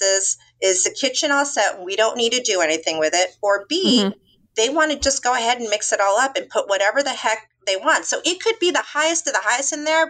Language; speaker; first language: English; native; English